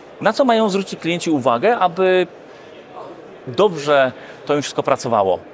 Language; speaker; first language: Polish; native; Polish